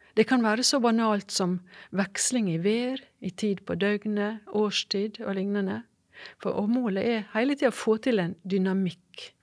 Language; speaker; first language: Norwegian; native; Norwegian